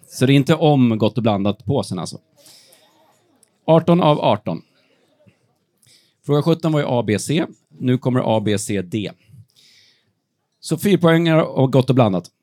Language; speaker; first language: Swedish; native; Swedish